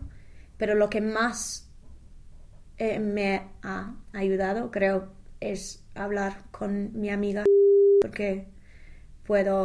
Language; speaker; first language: Spanish; non-native, fluent; English